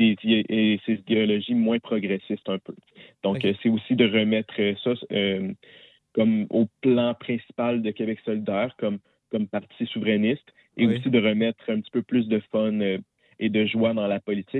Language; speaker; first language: French; native; French